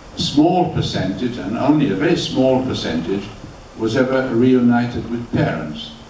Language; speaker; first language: English; early bilingual, other home language; German